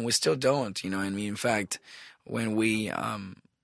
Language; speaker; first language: English; non-native, fluent; Spanish